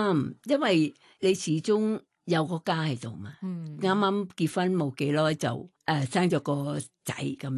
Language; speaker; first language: Cantonese; non-native, fluent; Thai